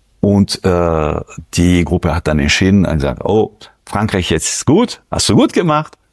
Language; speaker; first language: German; non-native, fluent; French